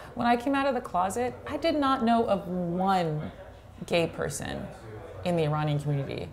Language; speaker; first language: English; native; English